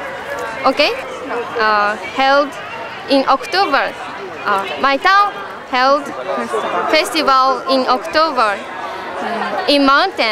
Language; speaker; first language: English; non-native, learner; Japanese